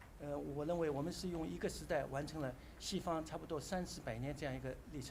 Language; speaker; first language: Chinese; native; Chinese